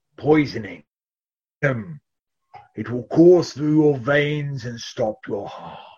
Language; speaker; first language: English; native; English